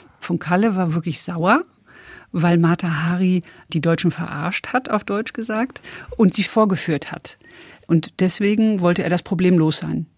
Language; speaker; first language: German; native; German